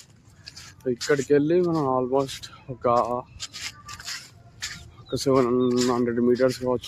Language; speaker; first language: Telugu; native; Telugu